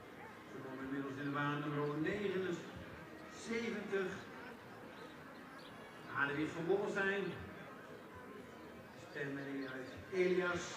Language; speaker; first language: Dutch; native; Dutch